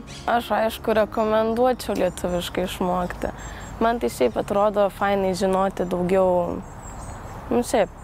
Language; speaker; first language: Lithuanian; early bilingual, heritage; Lithuanian